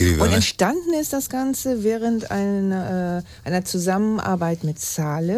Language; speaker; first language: German; native; German